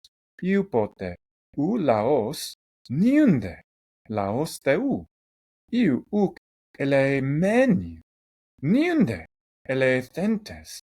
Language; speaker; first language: Greek; non-native, fluent; English